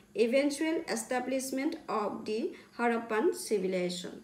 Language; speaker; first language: English; non-native, local second language; Assamese